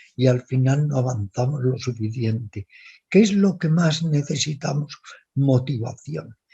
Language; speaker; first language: Spanish; native; Spanish